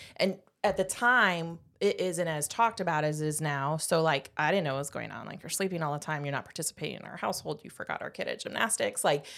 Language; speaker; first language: English; native; English